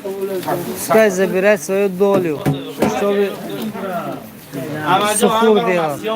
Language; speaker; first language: Russian; non-native, learner; Tajik